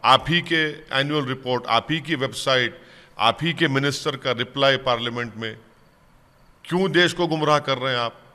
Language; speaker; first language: Urdu; native; Urdu